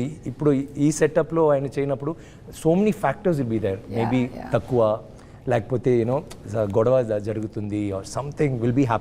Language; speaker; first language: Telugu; non-native, learner; Tamil